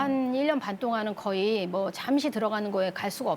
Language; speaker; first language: Korean; native; Korean